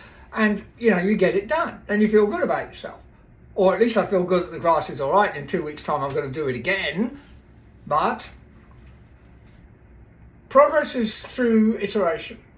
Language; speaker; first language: English; native; English